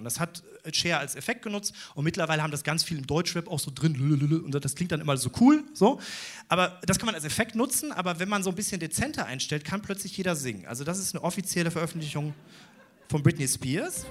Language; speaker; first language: German; native; German